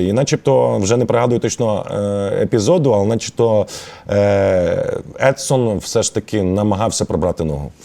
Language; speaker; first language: Ukrainian; native; Ukrainian